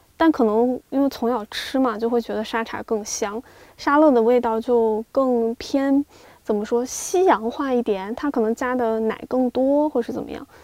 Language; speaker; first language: Chinese; native; Chinese